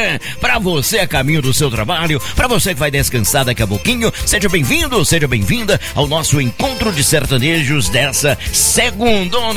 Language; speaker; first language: Portuguese; native; Portuguese